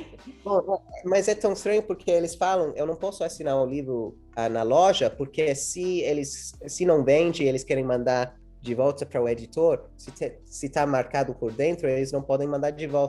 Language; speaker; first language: Portuguese; early bilingual, heritage; English